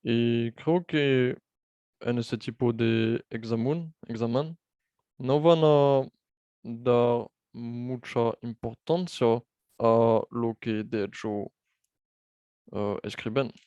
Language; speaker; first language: Spanish; non-native, fluent; French